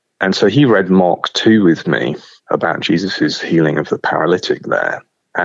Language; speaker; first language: English; native; English